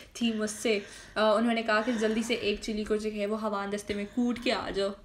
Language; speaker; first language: Urdu; native; Urdu